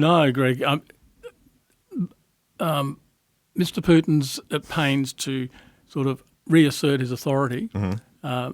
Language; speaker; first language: English; native; English